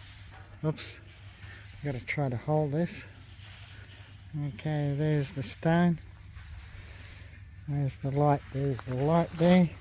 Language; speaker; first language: English; native; English